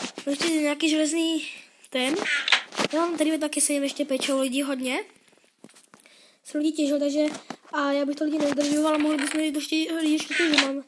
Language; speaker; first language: Czech; non-native, learner; Slovak